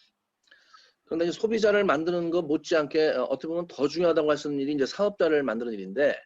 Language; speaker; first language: Korean; native; Korean